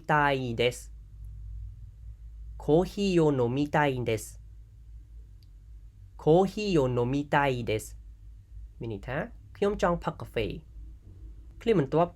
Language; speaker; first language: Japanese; non-native, fluent; Khmer